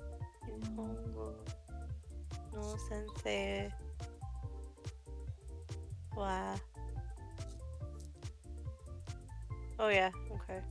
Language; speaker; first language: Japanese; non-native, learner; English